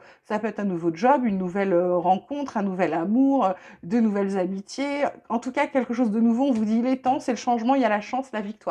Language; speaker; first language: French; native; French